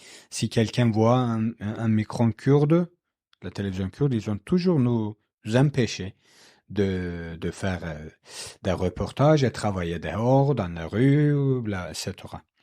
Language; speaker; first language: French; non-native, learner; Kurdish